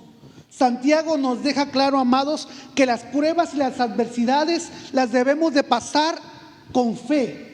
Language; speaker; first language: Spanish; native; Spanish